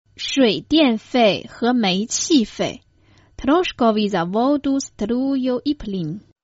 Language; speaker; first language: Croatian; non-native, fluent; Chinese